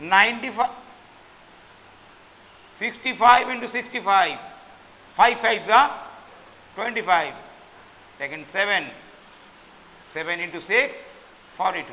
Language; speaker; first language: English; non-native, local second language; Bangla